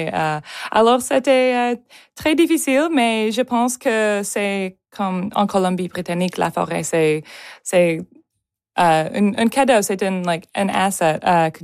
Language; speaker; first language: French; non-native, local second language; English